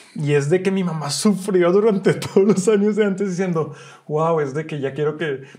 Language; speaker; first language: Spanish; early bilingual, heritage; Spanish